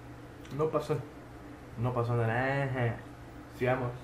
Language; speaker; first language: Spanish; native; Spanish